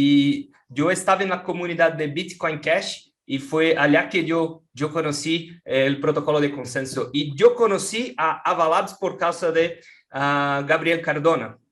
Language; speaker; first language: Spanish; non-native, fluent; Portuguese